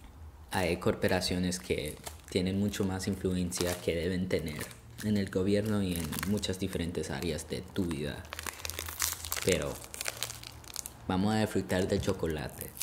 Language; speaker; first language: Spanish; early bilingual, heritage; Spanish